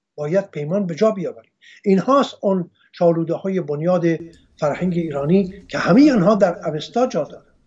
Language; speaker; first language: Persian; non-native, local second language; Armenian